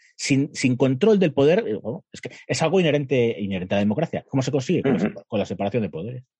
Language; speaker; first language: Spanish; native; Spanish